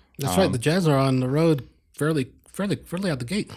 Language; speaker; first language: English; native; English